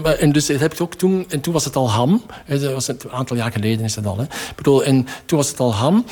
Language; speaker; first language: Dutch; native; Dutch